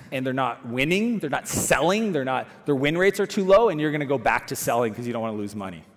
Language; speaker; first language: English; native; English